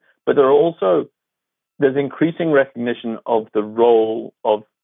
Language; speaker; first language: English; native; English